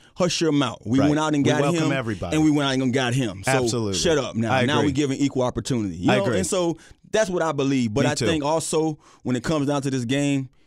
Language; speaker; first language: English; native; English